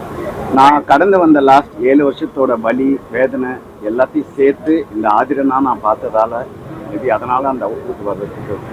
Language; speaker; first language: Tamil; native; Tamil